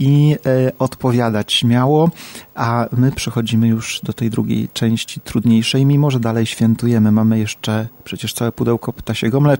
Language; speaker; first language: Polish; native; Polish